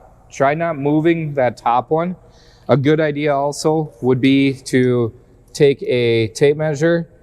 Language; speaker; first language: English; native; English